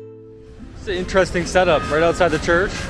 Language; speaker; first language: English; native; English